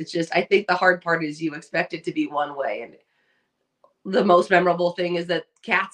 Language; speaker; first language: English; native; English